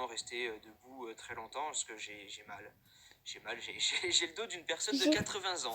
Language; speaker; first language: French; native; French